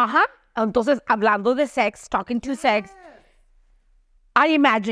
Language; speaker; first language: Spanish; early bilingual, other home language; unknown